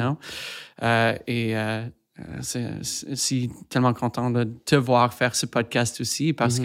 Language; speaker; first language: French; non-native, fluent; English